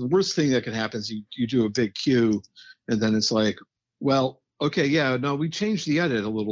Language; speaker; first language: English; native; English